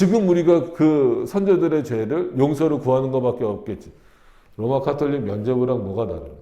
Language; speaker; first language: Korean; native; Korean